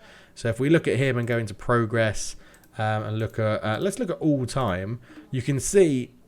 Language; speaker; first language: English; native; English